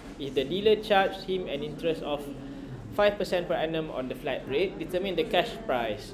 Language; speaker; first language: English; non-native, local second language; Malay